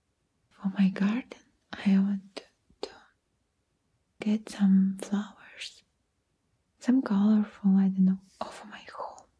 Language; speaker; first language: English; non-native, learner; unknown